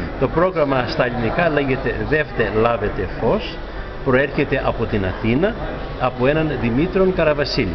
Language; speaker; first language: Greek; early bilingual, heritage; Greek